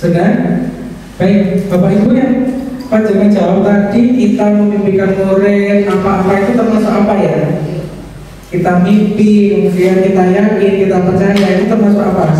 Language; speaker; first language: Indonesian; native; Indonesian